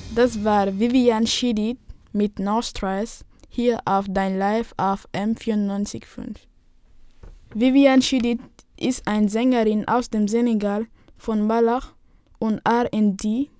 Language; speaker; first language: German; non-native, learner; Wolof